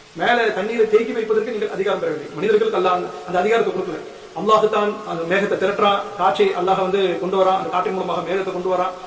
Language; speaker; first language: Tamil; native; Tamil